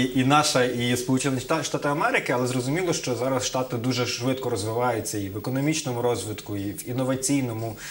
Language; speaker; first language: Ukrainian; native; Ukrainian